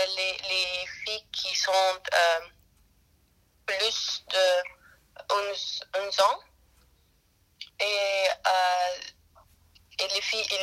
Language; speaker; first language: French; non-native, learner; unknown